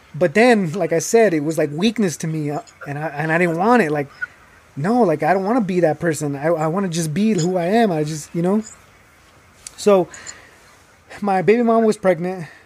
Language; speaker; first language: English; early bilingual, other home language; Spanish